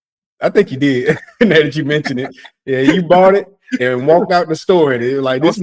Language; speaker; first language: English; native; English